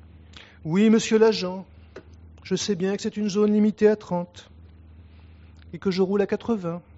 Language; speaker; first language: French; native; French